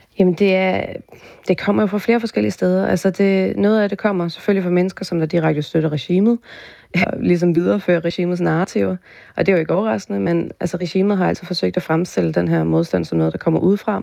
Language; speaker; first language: Danish; early bilingual, other home language; Persian